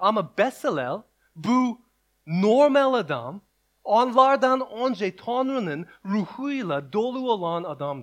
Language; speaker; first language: Turkish; non-native, learner; English